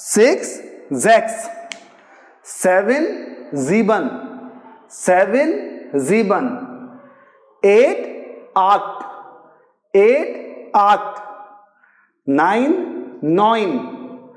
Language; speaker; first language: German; non-native, learner; Hindi